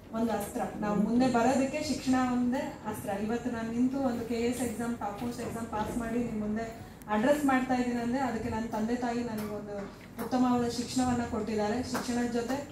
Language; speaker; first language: Kannada; non-native, local second language; Lambadi